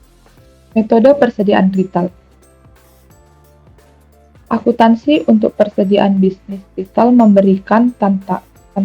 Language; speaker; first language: Indonesian; native; Indonesian